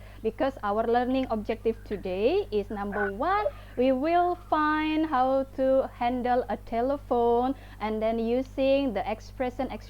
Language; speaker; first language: English; non-native, fluent; Indonesian